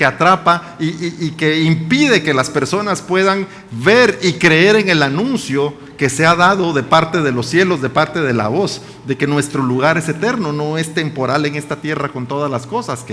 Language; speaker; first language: Spanish; native; Spanish